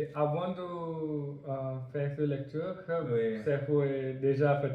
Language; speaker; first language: French; non-native, learner; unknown